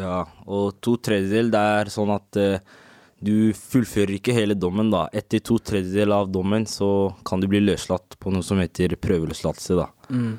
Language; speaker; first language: Norwegian; native; Norwegian